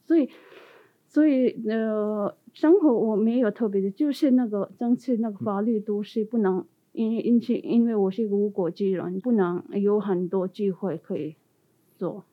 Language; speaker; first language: Chinese; non-native, learner; Tibetan